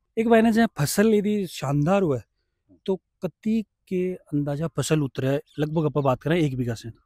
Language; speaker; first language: Hindi; native; Hindi